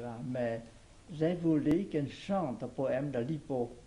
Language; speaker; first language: French; non-native, fluent; Vietnamese